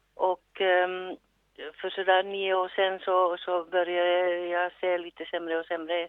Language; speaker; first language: Swedish; non-native, local second language; Finnish